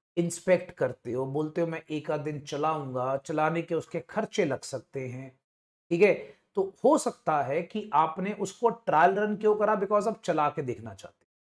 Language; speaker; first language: Hindi; non-native, local second language; Punjabi